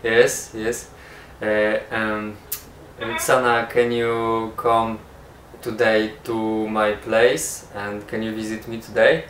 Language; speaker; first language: English; non-native, learner; Bulgarian